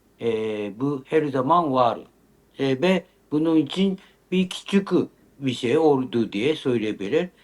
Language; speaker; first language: Turkish; non-native, learner; Japanese